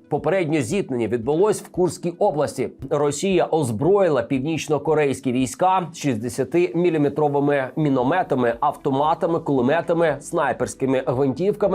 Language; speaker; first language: Ukrainian; native; Ukrainian